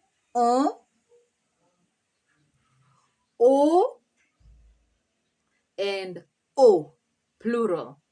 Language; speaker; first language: French; non-native, fluent; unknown